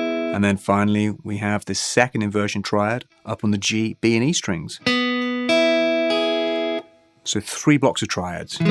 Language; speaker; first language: English; native; English